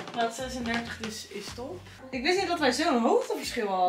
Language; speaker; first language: Dutch; native; Dutch